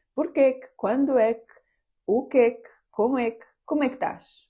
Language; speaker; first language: Portuguese; non-native, fluent; Ukrainian